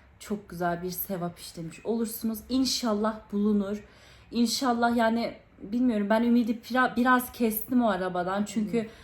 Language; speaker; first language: Turkish; early bilingual, heritage; Turkish